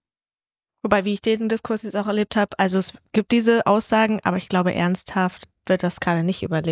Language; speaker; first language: German; native; German